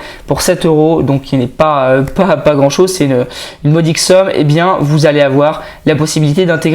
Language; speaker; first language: French; native; French